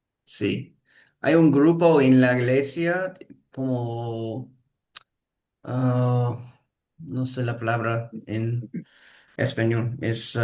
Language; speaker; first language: Spanish; non-native, learner; English